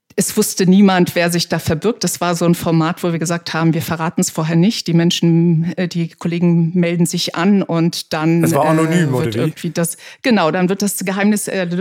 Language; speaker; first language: German; native; German